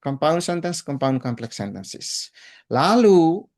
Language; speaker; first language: English; non-native, fluent; Indonesian